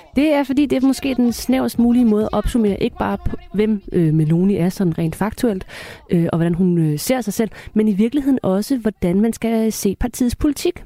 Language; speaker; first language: Danish; native; Danish